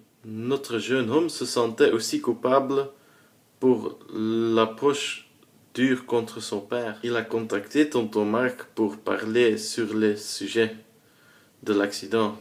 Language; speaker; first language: French; non-native, learner; Dutch